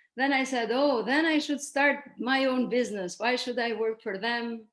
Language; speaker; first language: English; non-native, fluent; Albanian